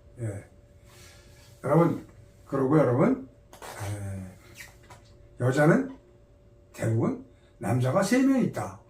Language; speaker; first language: Korean; native; Korean